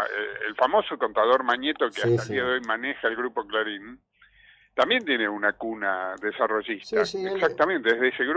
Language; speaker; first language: Spanish; native; Spanish